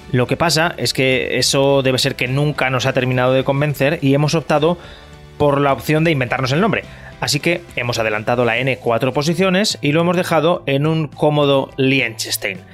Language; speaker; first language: Spanish; native; Spanish